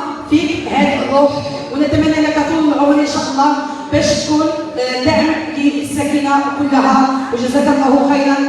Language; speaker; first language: Arabic; native; Arabic